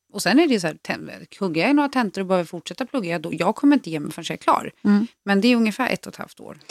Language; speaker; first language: Swedish; native; Swedish